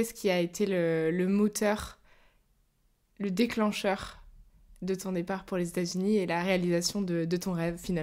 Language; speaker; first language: French; native; French